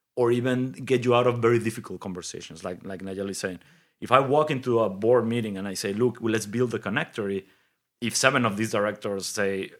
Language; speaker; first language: English; non-native, fluent; Spanish